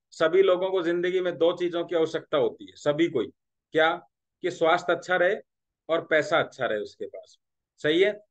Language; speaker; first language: Hindi; non-native, local second language; Marathi